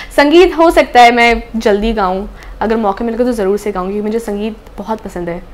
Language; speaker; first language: Hindi; native; Hindi